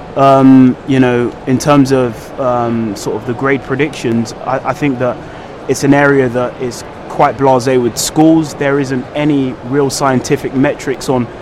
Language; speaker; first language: English; native; English